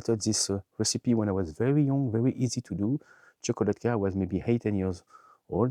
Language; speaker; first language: English; non-native, learner; French